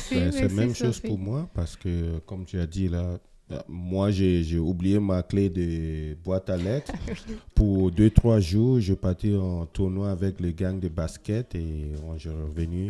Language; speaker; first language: French; non-native, fluent; Ewe